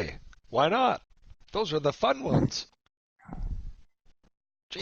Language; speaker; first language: English; native; English